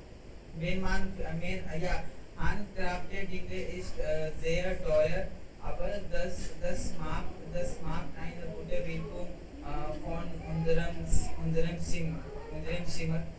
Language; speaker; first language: German; non-native, learner; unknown